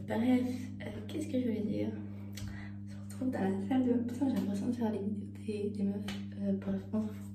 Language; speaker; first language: French; native; French